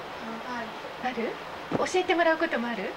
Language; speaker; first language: Japanese; native; Japanese